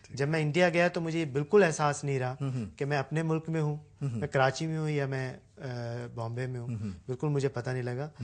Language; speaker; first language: Urdu; native; Urdu